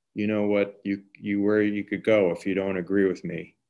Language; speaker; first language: English; native; English